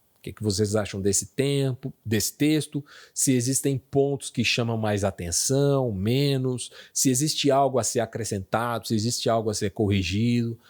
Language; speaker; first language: Portuguese; native; Portuguese